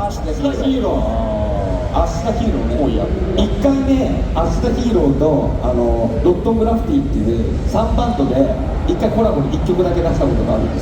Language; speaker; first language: Japanese; native; Japanese